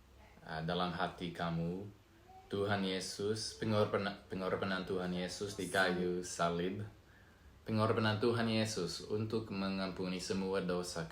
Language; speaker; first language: Indonesian; non-native, fluent; English